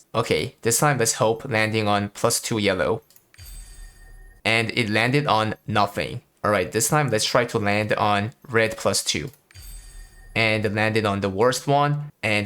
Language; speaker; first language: English; non-native, fluent; Korean